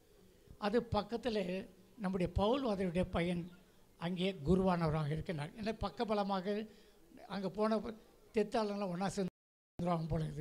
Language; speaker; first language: Tamil; native; Tamil